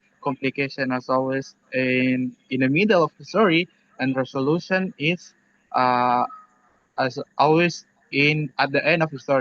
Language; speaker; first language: English; non-native, learner; Indonesian